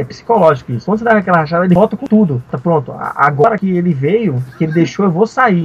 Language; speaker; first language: Portuguese; native; Portuguese